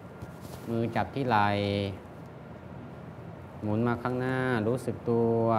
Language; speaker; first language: Thai; native; Thai